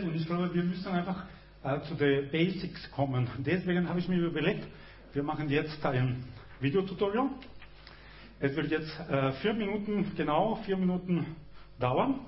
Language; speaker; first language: German; non-native, fluent; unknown